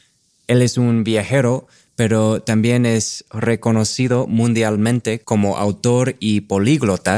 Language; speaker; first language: Spanish; non-native, fluent; English